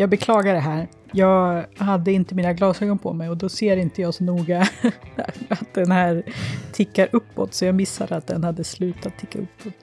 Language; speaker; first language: Swedish; native; Swedish